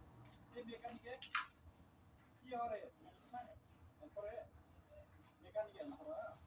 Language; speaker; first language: Hindi; non-native, learner; Filipino